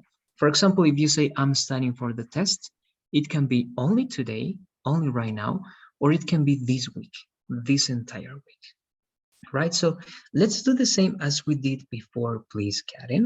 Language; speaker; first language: English; non-native, fluent; Spanish